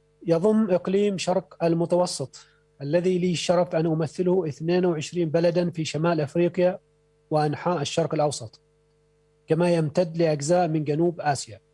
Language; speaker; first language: Arabic; native; Arabic